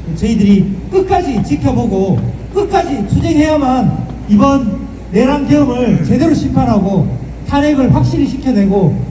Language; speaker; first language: Korean; native; Korean